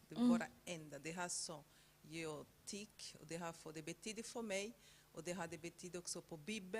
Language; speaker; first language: Swedish; non-native, fluent; Portuguese